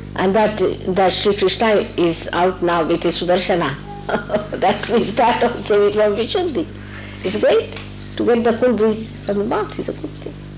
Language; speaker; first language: English; non-native, local second language; Marathi